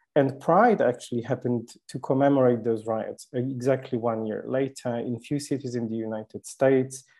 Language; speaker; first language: English; non-native, fluent; Polish